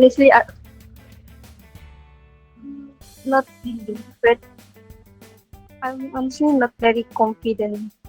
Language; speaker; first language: English; non-native, learner; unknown